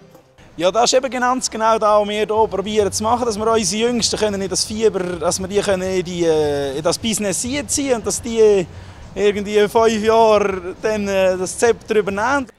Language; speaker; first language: German; native; German